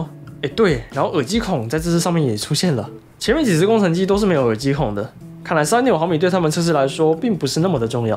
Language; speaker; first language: Chinese; native; Chinese